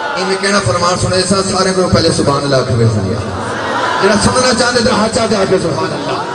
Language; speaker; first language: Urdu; non-native, local second language; Punjabi